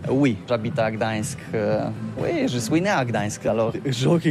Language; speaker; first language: French; non-native, learner; Polish